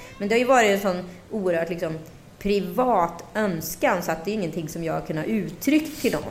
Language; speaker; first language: Swedish; native; Swedish